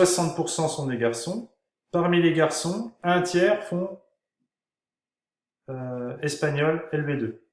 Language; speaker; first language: French; native; French